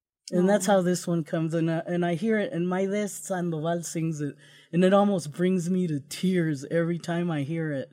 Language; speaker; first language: English; early bilingual, other home language; Spanish